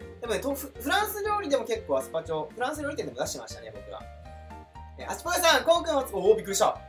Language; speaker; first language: Japanese; native; Japanese